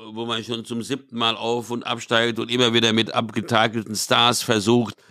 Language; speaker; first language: German; early bilingual, other home language; Portuguese